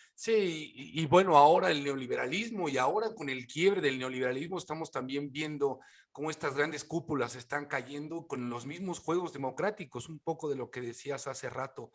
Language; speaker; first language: Spanish; native; Spanish